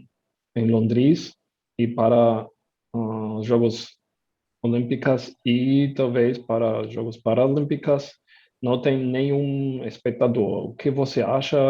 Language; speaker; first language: Portuguese; non-native, fluent; German